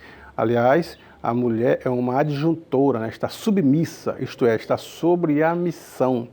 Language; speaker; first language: Portuguese; native; Portuguese